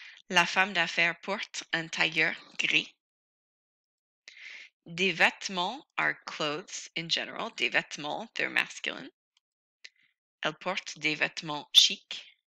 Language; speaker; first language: French; non-native, fluent; English